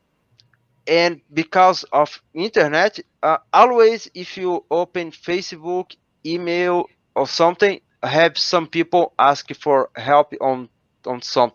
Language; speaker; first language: English; non-native, learner; Portuguese